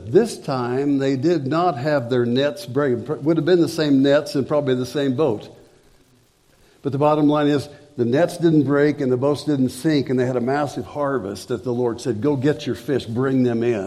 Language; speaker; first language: English; native; English